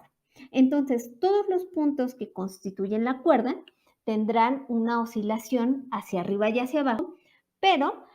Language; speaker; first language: Spanish; native; Spanish